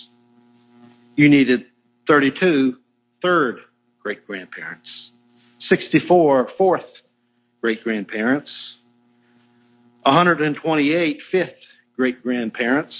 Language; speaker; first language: English; native; English